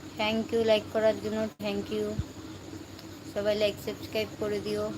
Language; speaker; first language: Hindi; non-native, learner; Bangla